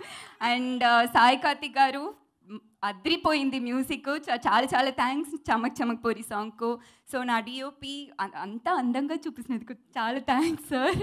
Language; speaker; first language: Telugu; non-native, learner; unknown